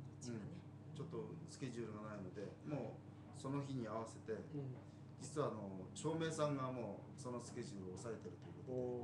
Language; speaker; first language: Japanese; native; Japanese